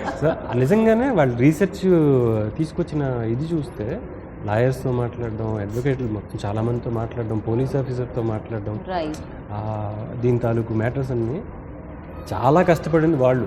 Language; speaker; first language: Telugu; native; Telugu